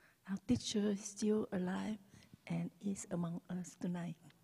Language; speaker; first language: English; non-native, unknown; Vietnamese